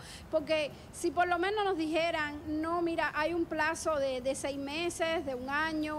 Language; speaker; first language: Spanish; native; Spanish